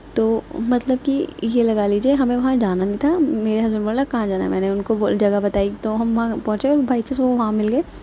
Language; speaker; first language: Hindi; native; Hindi